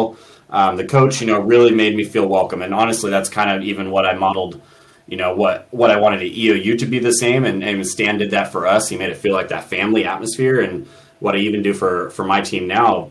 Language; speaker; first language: English; native; English